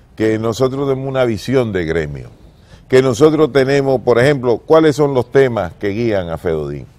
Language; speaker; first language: Spanish; native; Spanish